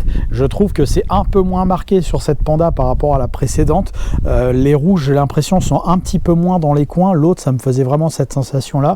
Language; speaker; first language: French; native; French